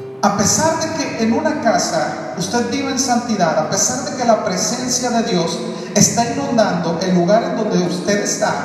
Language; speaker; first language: Spanish; native; Spanish